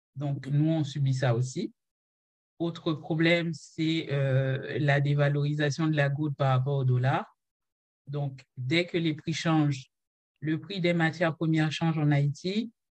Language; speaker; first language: French; non-native, local second language; Haitian Creole